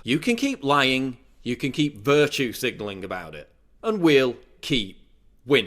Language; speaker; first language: English; native; English